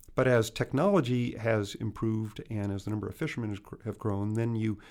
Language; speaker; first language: English; native; English